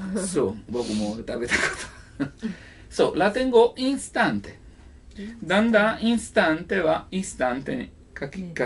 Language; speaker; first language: Japanese; non-native, learner; Italian